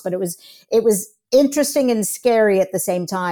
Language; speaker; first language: English; native; English